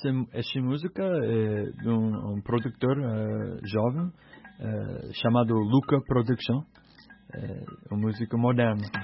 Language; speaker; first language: Portuguese; non-native, learner; English